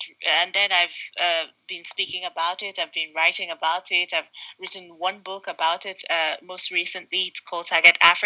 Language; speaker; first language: English; non-native, local second language; Igbo